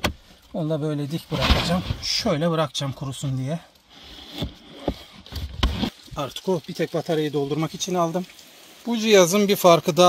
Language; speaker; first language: Turkish; native; Turkish